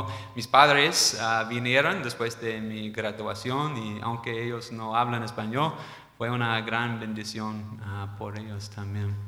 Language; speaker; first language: Spanish; non-native, fluent; English